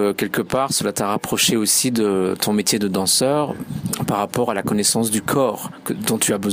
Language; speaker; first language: French; native; French